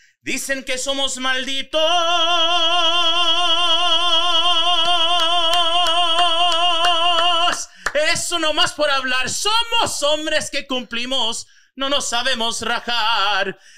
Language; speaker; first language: Spanish; early bilingual, heritage; Spanish